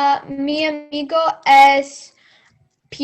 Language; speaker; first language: Spanish; non-native, learner; English